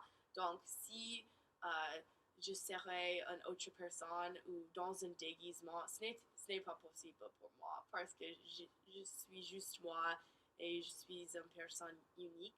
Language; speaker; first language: French; non-native, learner; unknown